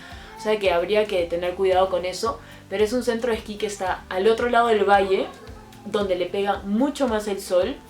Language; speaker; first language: Spanish; native; Spanish